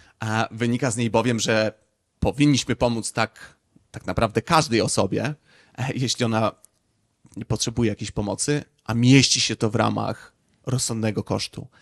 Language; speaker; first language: Polish; native; Polish